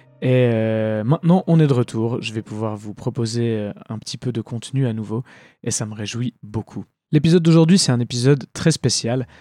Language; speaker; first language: French; native; French